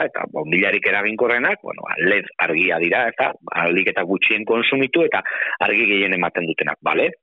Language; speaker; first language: Basque; native; Basque